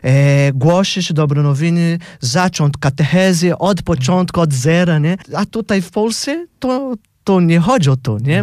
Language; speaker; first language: Polish; non-native, fluent; Portuguese